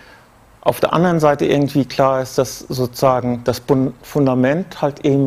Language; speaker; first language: German; native; German